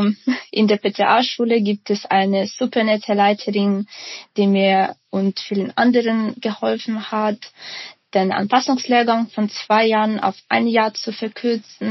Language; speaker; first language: German; non-native, fluent; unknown